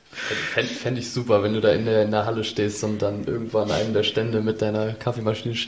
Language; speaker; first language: German; native; German